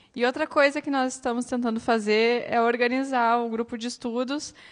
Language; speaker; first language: Portuguese; native; Portuguese